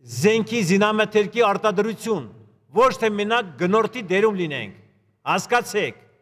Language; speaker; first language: Armenian; native; Armenian